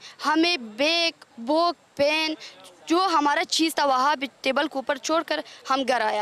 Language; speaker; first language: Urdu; non-native, learner; Persian